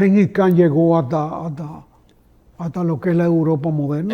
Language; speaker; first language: Spanish; native; Spanish